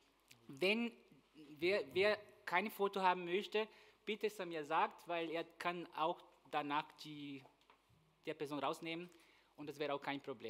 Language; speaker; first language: German; non-native, fluent; Portuguese